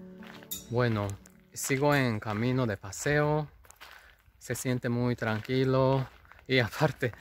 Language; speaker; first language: Spanish; non-native, fluent; Japanese